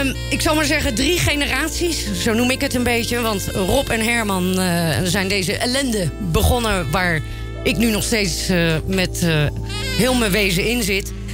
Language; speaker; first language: Dutch; native; Dutch